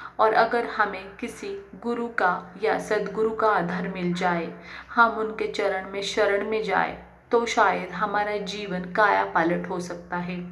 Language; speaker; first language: Hindi; non-native, local second language; Marathi